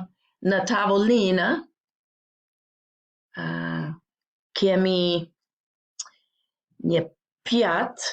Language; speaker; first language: Albanian; non-native, learner; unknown